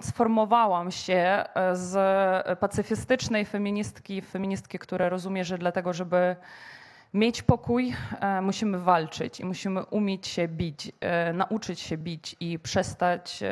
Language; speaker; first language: Polish; non-native, fluent; Ukrainian